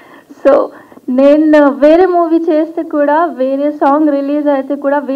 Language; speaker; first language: Telugu; non-native, local second language; Hindi